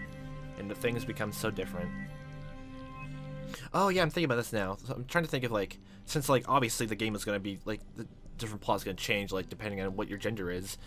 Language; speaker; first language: English; native; English